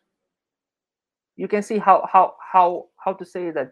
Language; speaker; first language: English; non-native, local second language; Malay